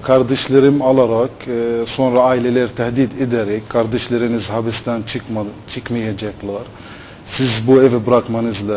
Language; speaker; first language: Turkish; non-native, fluent; Arabic